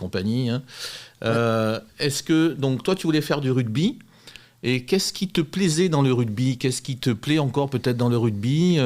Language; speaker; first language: French; native; French